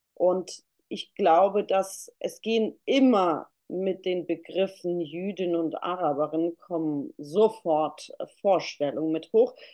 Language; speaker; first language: German; early bilingual, other home language; Russian